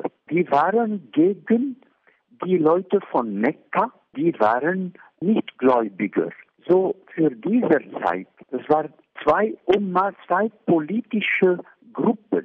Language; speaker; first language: German; non-native, fluent; Arabic